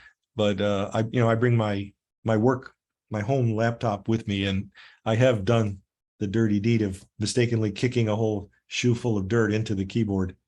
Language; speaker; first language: English; native; English